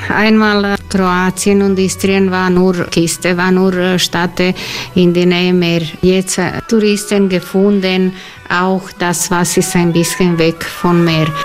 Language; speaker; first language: German; non-native, learner; Croatian